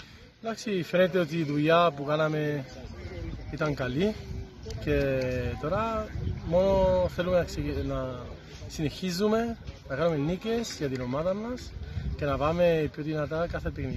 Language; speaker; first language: Greek; non-native, fluent; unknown